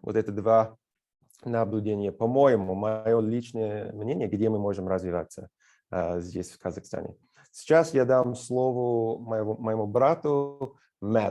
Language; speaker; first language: Russian; non-native, fluent; English